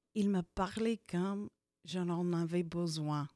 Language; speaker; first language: French; non-native, fluent; English